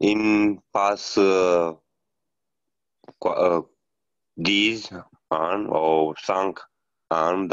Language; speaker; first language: French; non-native, learner; Italian